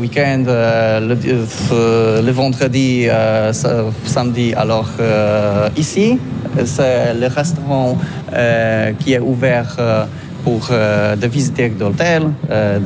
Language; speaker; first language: French; non-native, learner; Polish